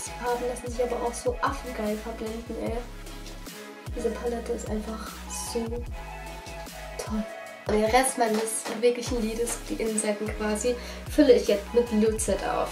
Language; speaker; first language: German; native; German